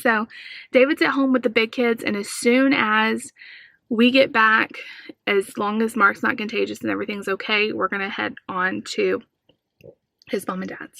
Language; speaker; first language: English; native; English